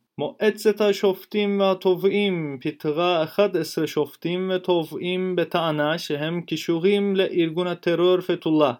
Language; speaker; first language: Hebrew; non-native, fluent; Turkish